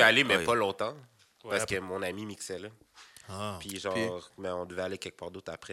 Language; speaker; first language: French; native; French